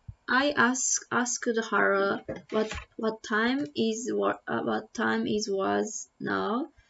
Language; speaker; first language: English; non-native, learner; Japanese